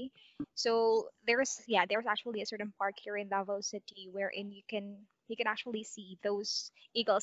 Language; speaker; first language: English; non-native, local second language; Cebuano